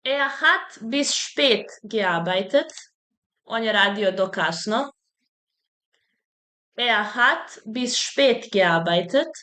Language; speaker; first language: German; non-native, fluent; Serbian